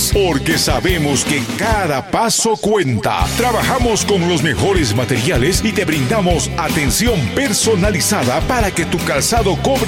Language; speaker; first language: Spanish; native; Spanish